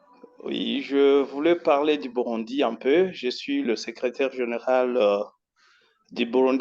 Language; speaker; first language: French; non-native, local second language; Rundi